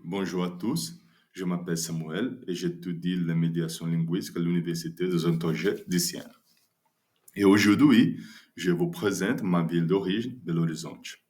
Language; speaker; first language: French; non-native, learner; Portuguese